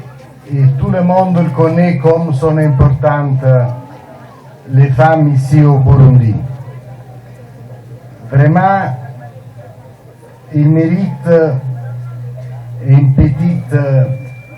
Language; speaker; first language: French; non-native, learner; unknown